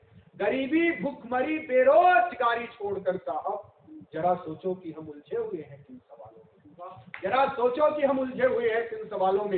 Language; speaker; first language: Hindi; native; Hindi